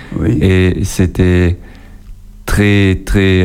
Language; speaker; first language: French; non-native, learner; German